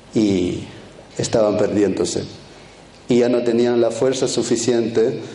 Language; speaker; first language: Spanish; early bilingual, other home language; Quechua